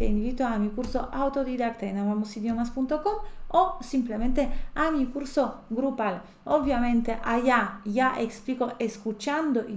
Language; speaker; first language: Spanish; non-native, fluent; Polish